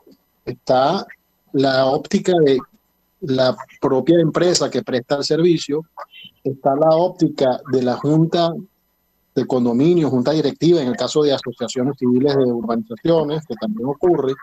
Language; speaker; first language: Spanish; native; Spanish